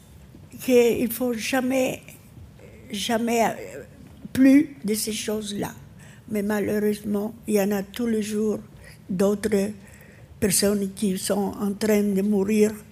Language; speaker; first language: French; non-native, fluent; Ladino